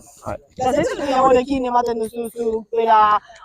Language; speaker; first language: Basque; native; Basque